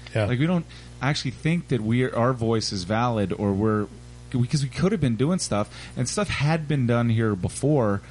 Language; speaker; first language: English; native; English